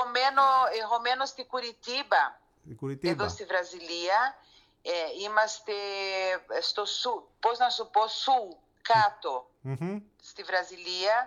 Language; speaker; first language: Greek; early bilingual, heritage; Greek